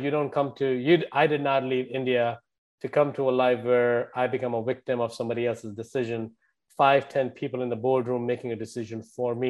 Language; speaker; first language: English; non-native, local second language; Hindi